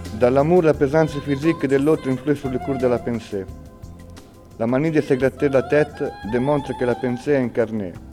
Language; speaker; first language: French; non-native, fluent; Italian